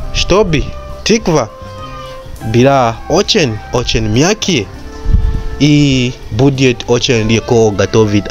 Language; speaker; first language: Russian; non-native, learner; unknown